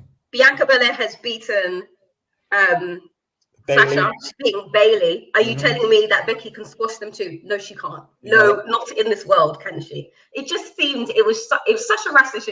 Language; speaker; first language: English; native; English